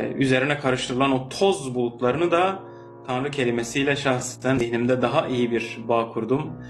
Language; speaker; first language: Turkish; non-native, local second language; Kurdish